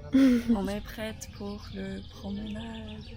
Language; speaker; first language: French; non-native, learner; English